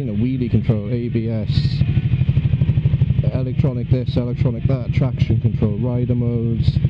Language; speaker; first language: English; native; English